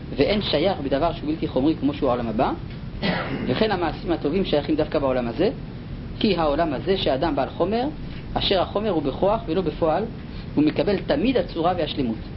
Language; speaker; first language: Hebrew; non-native, fluent; French